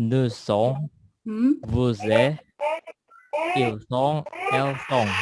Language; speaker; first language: French; non-native, learner; Indonesian